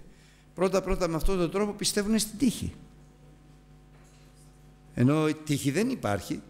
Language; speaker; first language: Greek; native; Greek